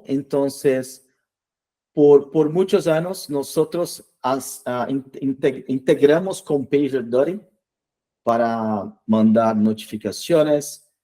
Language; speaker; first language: Spanish; non-native, fluent; Portuguese